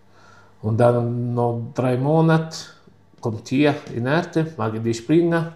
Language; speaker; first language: German; non-native, learner; Italian